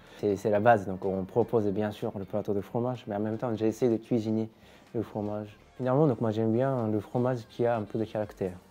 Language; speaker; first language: French; non-native, fluent; Japanese